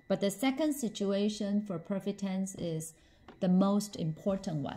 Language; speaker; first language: English; non-native, fluent; Chinese